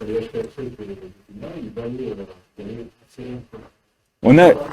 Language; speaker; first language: French; native; French